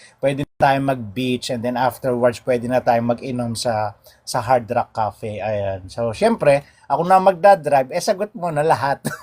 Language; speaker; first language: Filipino; native; Filipino